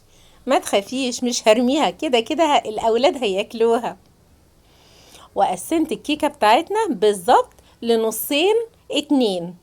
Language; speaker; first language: Arabic; native; Arabic